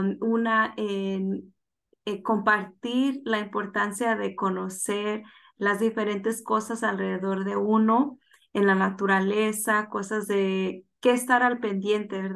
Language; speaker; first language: Spanish; early bilingual, heritage; Spanish